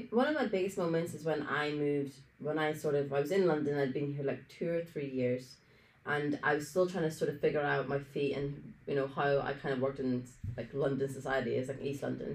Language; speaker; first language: English; early bilingual, other home language; Arabic